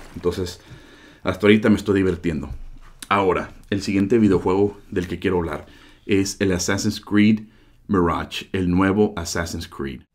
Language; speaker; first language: Spanish; native; Spanish